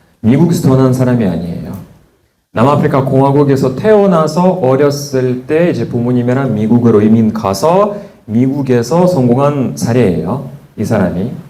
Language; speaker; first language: Korean; non-native, fluent; Russian